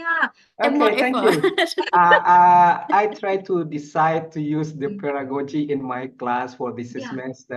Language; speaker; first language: English; non-native, fluent; Indonesian